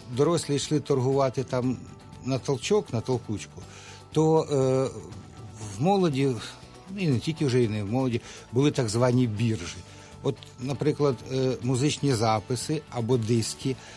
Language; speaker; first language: Ukrainian; native; Ukrainian